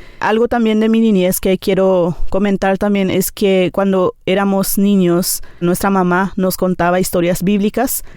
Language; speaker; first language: Spanish; non-native, local second language; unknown